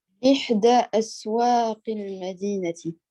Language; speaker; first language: Arabic; non-native, learner; French